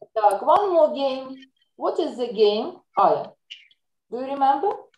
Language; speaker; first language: English; non-native, fluent; Ukrainian